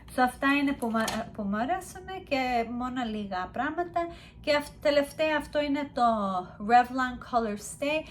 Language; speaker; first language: Greek; early bilingual, heritage; Greek